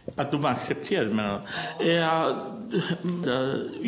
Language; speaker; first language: Swedish; non-native, learner; Persian